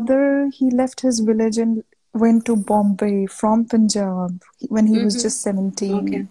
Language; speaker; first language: English; non-native, local second language; Punjabi